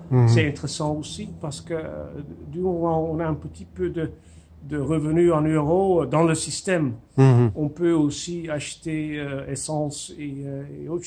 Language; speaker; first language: French; non-native, fluent; Dutch